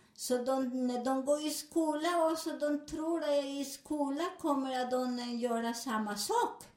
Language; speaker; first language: Swedish; non-native, learner; Spanish